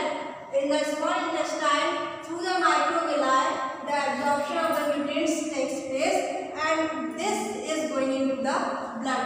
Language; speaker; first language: English; non-native, local second language; Hindi